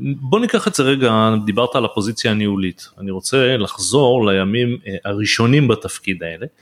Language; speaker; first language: Hebrew; native; Hebrew